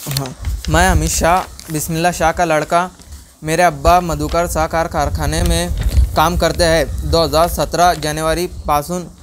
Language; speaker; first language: Hindi; non-native, local second language; Urdu